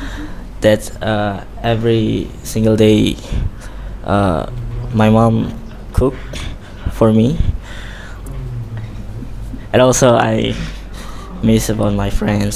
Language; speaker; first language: English; non-native, learner; Indonesian